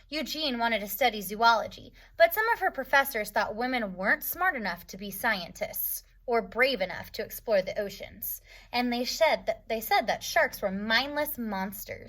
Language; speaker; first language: English; native; English